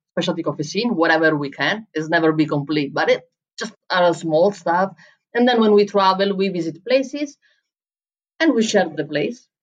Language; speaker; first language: English; non-native, fluent; Italian